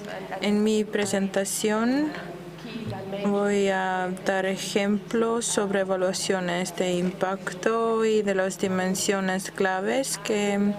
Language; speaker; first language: Spanish; non-native, fluent; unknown